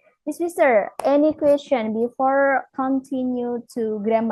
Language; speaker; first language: English; non-native, fluent; Indonesian